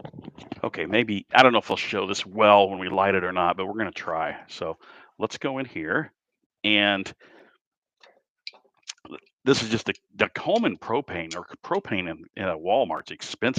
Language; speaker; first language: English; native; English